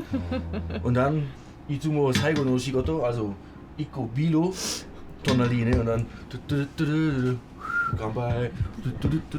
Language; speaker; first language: Japanese; non-native, learner; German